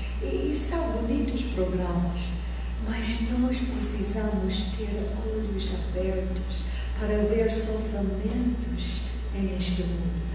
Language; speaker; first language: Portuguese; non-native, fluent; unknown